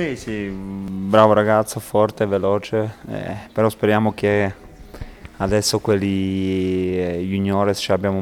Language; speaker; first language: Italian; non-native, fluent; Polish